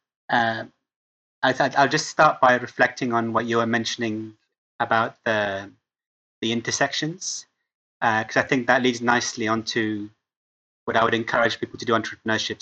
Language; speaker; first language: English; native; English